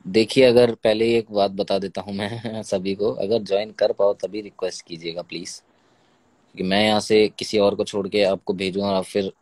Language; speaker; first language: Hindi; native; Hindi